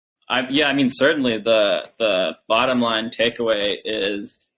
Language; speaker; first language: English; native; English